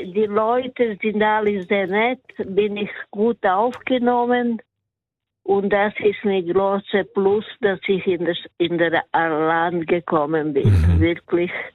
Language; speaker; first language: German; non-native, learner; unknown